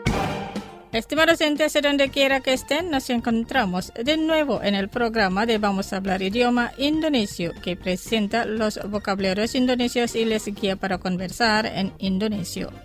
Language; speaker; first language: Spanish; non-native, fluent; Indonesian